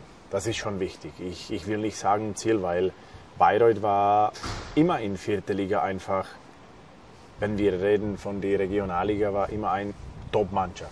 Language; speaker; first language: German; non-native, fluent; Slovak